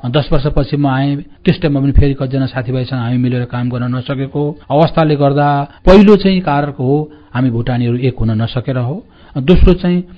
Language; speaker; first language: Nepali; native; Nepali